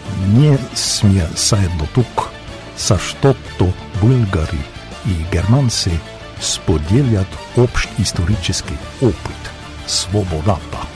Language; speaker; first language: Bulgarian; non-native, fluent; German